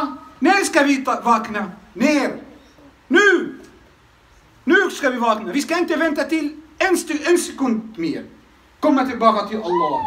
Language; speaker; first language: Swedish; non-native, fluent; Arabic